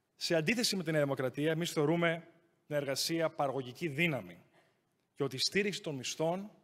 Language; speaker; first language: Greek; native; Greek